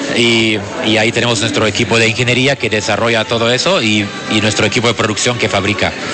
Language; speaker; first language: Spanish; non-native, fluent; German